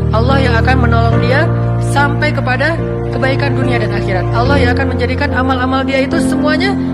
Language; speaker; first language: Indonesian; native; Indonesian